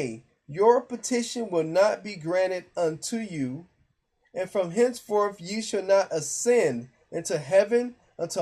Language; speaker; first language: English; native; English